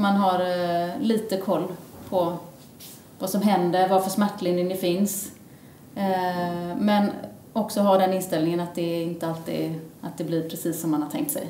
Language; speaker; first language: Swedish; native; Swedish